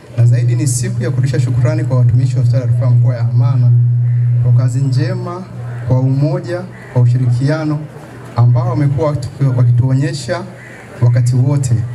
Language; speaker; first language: Swahili; native; Swahili